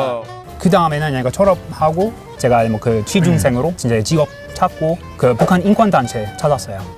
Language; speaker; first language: Korean; non-native, learner; English